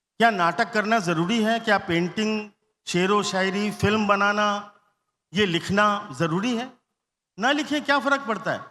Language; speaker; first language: Hindi; non-native, local second language; Bangla